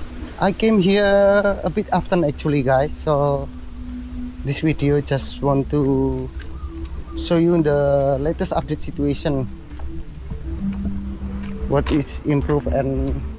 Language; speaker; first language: English; non-native, learner; Indonesian